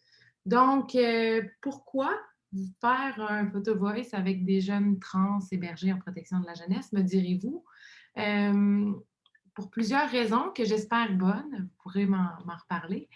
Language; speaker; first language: French; native; French